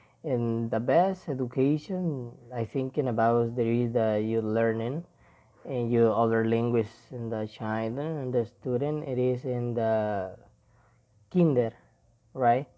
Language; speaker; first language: English; non-native, learner; Spanish